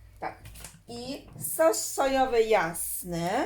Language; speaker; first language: Polish; non-native, learner; Chinese